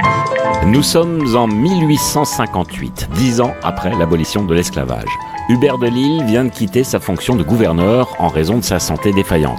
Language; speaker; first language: French; native; French